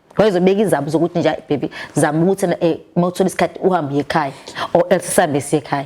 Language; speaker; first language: Zulu; native; Zulu